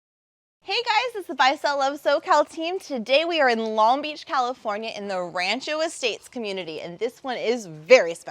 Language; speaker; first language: English; native; English